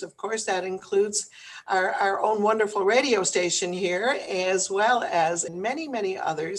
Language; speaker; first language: English; native; English